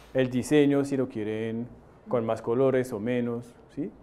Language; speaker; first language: Spanish; non-native, fluent; French